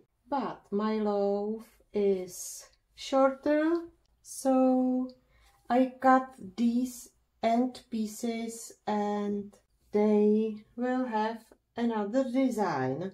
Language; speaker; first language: English; non-native, fluent; Czech